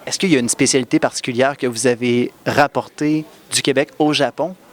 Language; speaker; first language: French; native; French